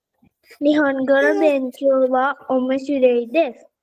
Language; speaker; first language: Japanese; non-native, learner; Sinhala